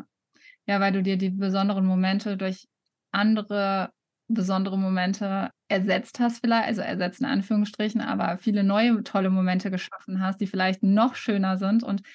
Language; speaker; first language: German; native; German